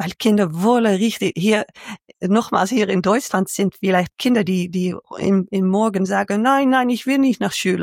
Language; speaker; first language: German; non-native, learner; Dutch